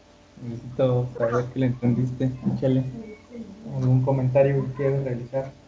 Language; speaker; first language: Spanish; native; Spanish